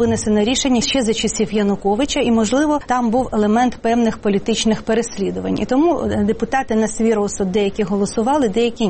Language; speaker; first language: Ukrainian; native; Ukrainian